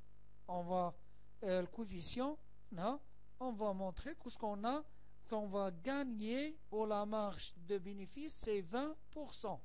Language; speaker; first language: French; non-native, local second language; Arabic